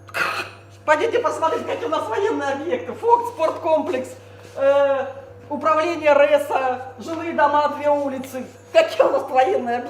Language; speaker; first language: Russian; native; Russian